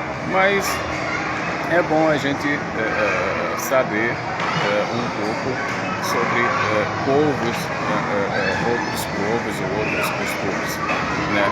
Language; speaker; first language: Portuguese; non-native, fluent; Arabic